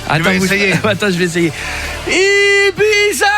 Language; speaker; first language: French; native; French